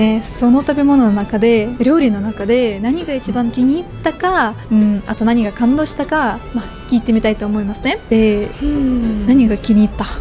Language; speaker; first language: Japanese; non-native, fluent; Russian